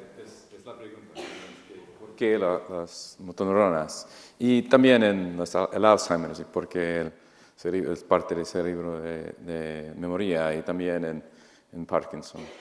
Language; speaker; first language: Spanish; non-native, fluent; English